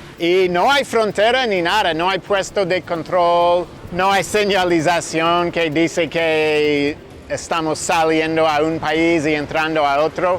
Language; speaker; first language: Spanish; non-native, fluent; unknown